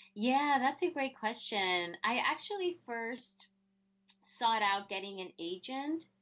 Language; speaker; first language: English; early bilingual, other home language; Spanish